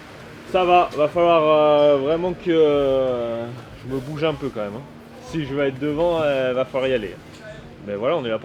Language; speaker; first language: French; native; French